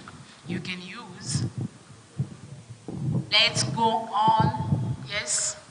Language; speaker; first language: English; non-native, fluent; French